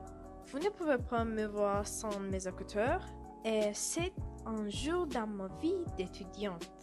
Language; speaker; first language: French; non-native, learner; Turkish